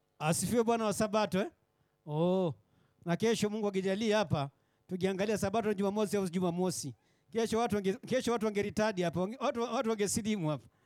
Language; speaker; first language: Swahili; native; Swahili